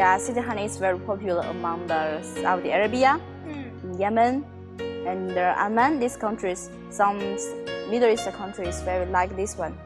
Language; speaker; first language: English; non-native, learner; Chinese